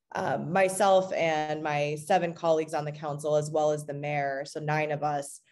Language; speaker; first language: English; native; English